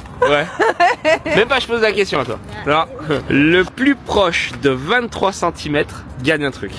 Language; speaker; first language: French; native; French